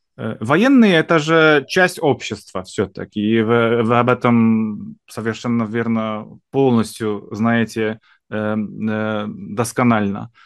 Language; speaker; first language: Russian; non-native, fluent; Polish